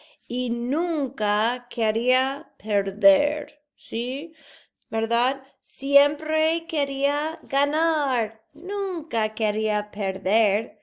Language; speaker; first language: Spanish; non-native, fluent; English